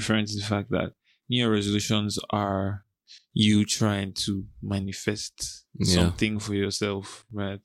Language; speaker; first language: English; non-native, local second language; Igbo